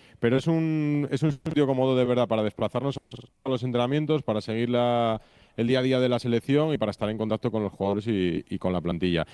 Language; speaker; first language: Spanish; native; Spanish